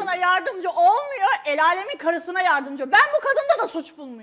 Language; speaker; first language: Turkish; native; Turkish